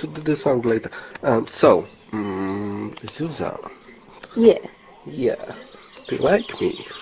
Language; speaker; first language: English; non-native, learner; Polish